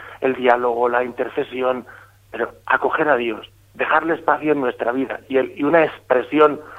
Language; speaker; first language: Spanish; native; Spanish